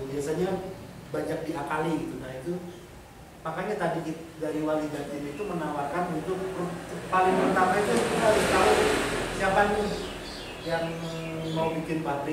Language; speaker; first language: Indonesian; native; Indonesian